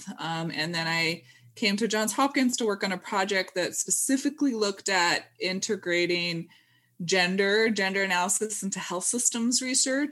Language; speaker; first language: English; native; English